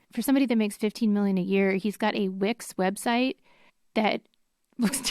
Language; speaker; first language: English; native; English